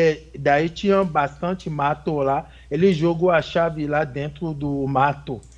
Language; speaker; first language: Portuguese; non-native, fluent; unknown